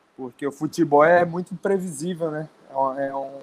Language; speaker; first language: Portuguese; native; Portuguese